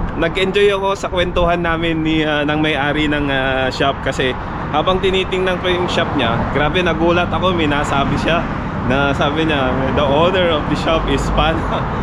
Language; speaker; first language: Filipino; native; Filipino